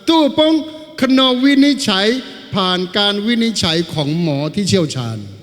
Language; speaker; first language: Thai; non-native, local second language; Malay